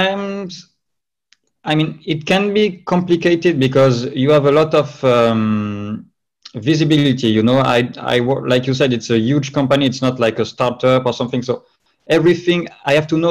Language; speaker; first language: English; non-native, fluent; French